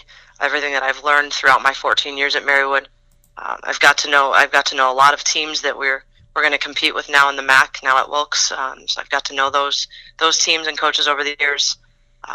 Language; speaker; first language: English; native; English